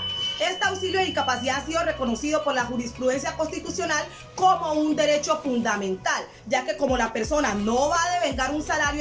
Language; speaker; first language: Spanish; native; Spanish